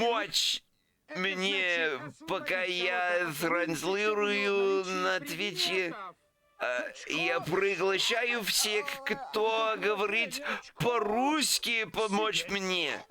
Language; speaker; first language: Russian; non-native, learner; English